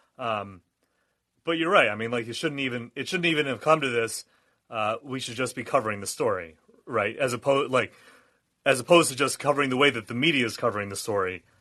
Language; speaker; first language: English; native; English